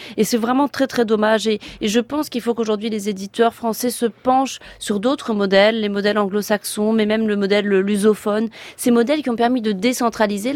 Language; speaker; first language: French; native; French